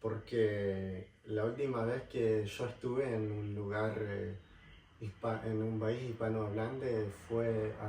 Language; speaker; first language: Spanish; non-native, fluent; English